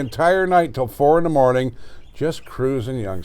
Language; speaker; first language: English; native; English